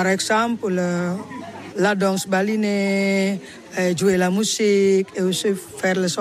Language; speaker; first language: French; non-native, learner; Balinese